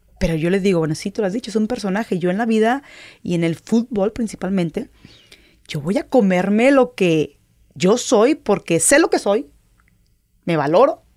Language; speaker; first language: Spanish; native; Spanish